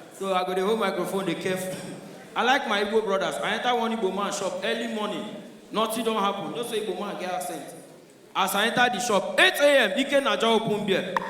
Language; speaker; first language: Nigerian Pidgin; non-native, local second language; Igbo